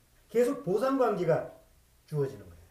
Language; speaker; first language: Korean; native; Korean